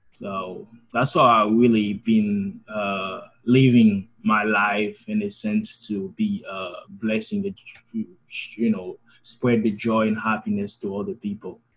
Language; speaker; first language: English; non-native, fluent; Haitian Creole